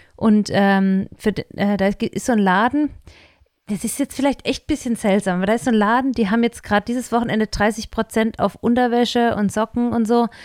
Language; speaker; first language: German; native; German